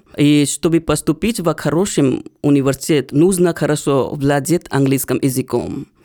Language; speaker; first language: Russian; non-native, learner; Hindi